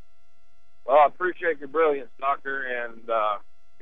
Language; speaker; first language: English; native; English